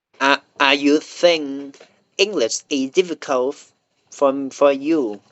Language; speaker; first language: English; non-native, learner; Vietnamese